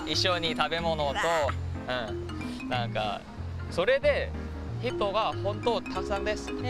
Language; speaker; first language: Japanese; non-native, learner; Korean